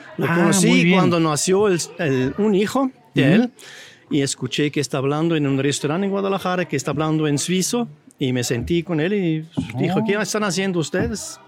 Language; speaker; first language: Spanish; non-native, fluent; Swiss German